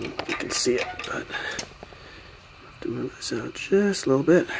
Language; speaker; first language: English; native; English